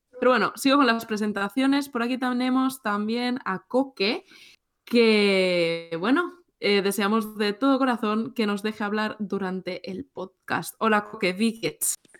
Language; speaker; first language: Spanish; native; Spanish